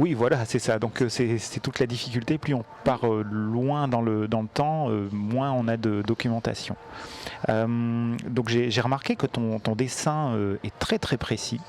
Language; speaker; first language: French; native; French